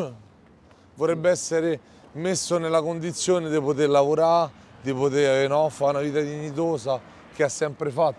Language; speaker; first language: Italian; native; Italian